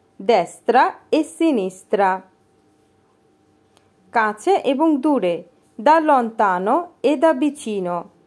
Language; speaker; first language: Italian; non-native, learner; Bangla